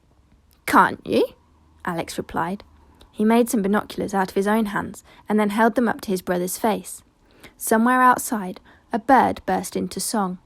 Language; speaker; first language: English; native; English